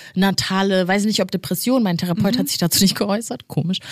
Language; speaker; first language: German; early bilingual, other home language; Kinyarwanda